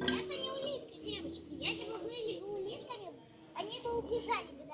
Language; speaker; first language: Russian; native; Russian